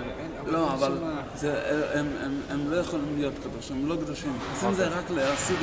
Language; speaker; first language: Hebrew; non-native, fluent; Yiddish